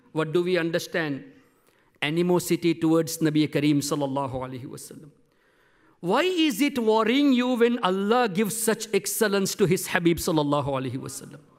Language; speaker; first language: English; non-native, local second language; Memoni